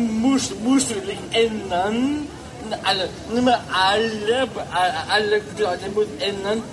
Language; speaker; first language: German; non-native, learner; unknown